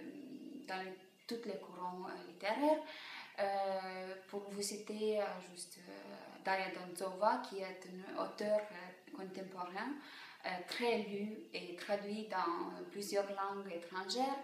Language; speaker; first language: French; non-native, fluent; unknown